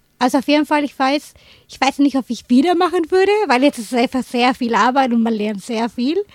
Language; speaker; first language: German; non-native, fluent; Spanish